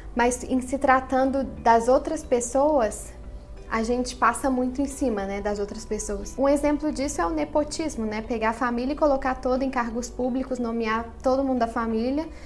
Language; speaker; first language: Portuguese; native; Portuguese